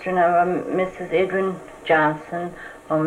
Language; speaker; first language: Swedish; early bilingual, heritage; Swedish